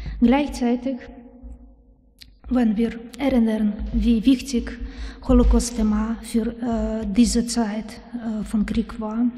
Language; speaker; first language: German; non-native, learner; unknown